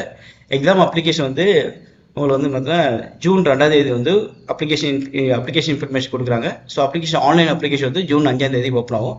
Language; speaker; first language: Tamil; native; Tamil